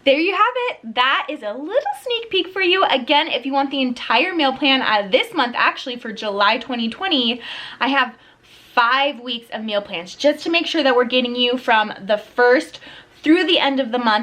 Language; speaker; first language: English; native; English